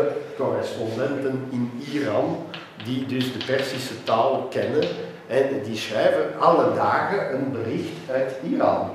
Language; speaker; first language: Dutch; non-native, local second language; French